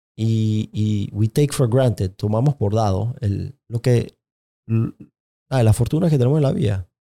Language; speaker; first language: Spanish; native; Spanish